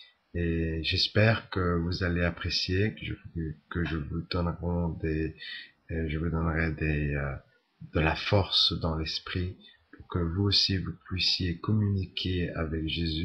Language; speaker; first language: French; native; French